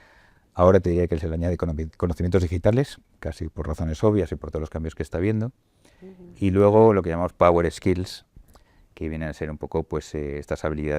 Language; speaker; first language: Spanish; native; Spanish